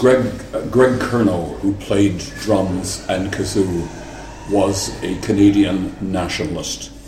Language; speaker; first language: English; native; English